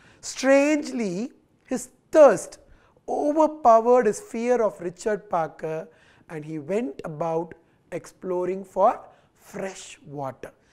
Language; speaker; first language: English; non-native, local second language; Tamil